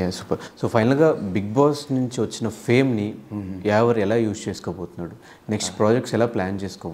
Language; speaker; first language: Telugu; native; Telugu